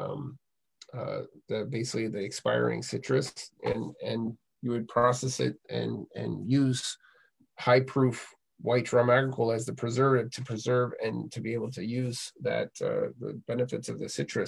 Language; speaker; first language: English; native; English